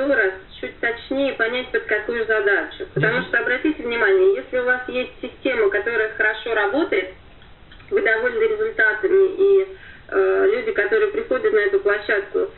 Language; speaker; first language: Russian; native; Russian